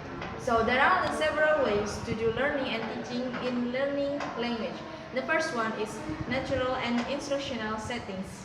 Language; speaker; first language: English; non-native, learner; Indonesian